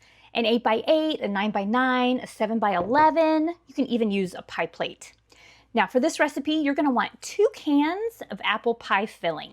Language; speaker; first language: English; native; English